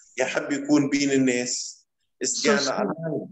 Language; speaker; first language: German; non-native, fluent; Arabic